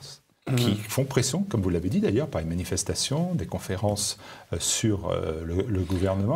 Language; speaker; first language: French; native; French